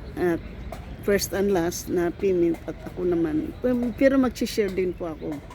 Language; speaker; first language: Filipino; non-native, local second language; Cebuano